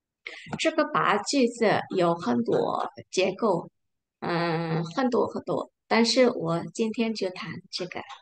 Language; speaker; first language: Chinese; non-native, fluent; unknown